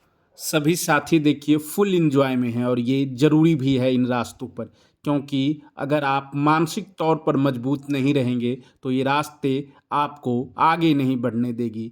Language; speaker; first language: Hindi; native; Hindi